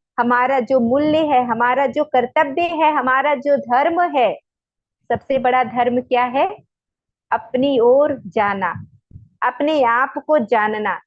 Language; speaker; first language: Hindi; native; Hindi